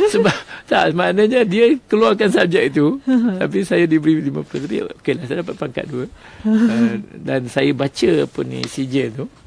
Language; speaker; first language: Malay; non-native, local second language; Chinese